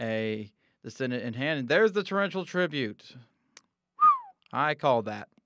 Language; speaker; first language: English; native; English